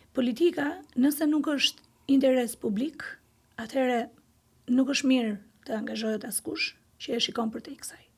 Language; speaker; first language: Albanian; non-native, local second language; Greek